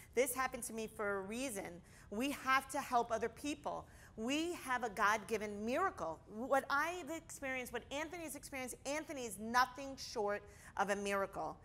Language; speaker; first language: English; native; English